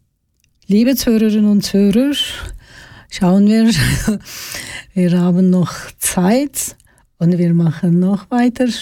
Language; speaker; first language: German; non-native, learner; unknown